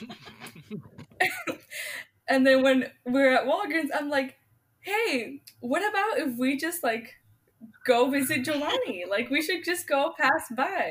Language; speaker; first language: English; native; English